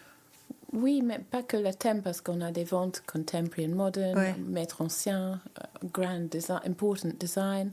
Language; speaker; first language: French; native; French